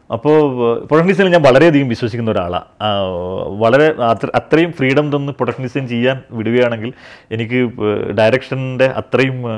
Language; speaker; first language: Malayalam; native; Malayalam